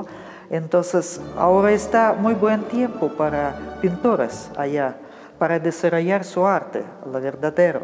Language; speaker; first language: Spanish; non-native, fluent; Russian